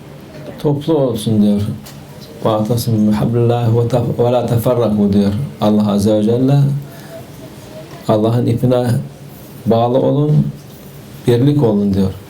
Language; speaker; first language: Turkish; native; Turkish